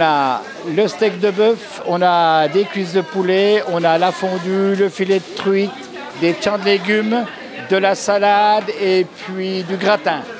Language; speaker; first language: French; native; French